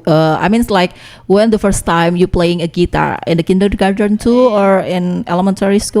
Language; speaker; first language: English; non-native, learner; Indonesian